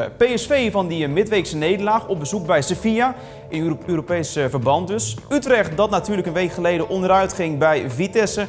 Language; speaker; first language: Dutch; native; Dutch